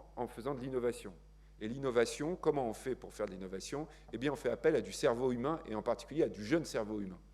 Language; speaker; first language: French; native; French